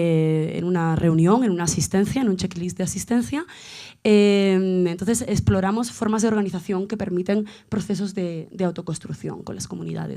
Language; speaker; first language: Spanish; native; Spanish